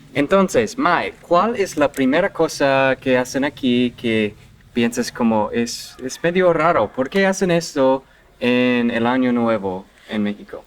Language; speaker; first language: Spanish; non-native, fluent; English